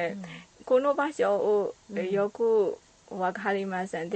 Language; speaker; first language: Japanese; non-native, learner; Burmese